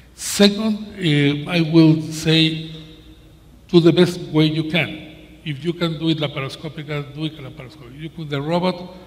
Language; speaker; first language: English; non-native, learner; Spanish